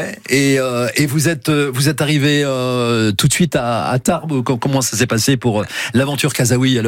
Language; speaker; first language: French; native; French